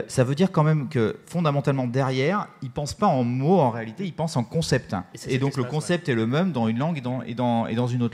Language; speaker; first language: French; native; French